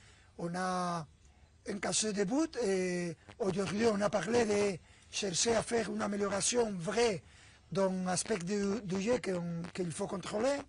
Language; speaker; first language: French; non-native, fluent; Spanish